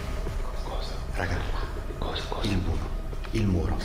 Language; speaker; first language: Italian; native; Italian